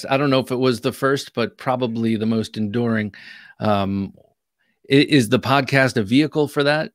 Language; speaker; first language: English; native; English